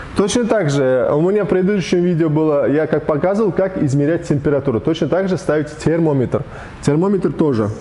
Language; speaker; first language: Russian; non-native, local second language; Uzbek